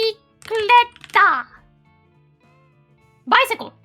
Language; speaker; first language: Spanish; non-native, learner; Japanese